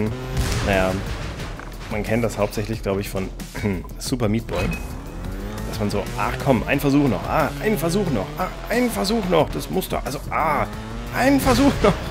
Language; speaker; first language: German; native; German